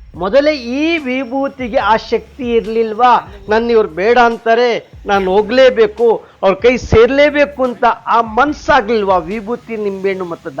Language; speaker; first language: Kannada; native; Kannada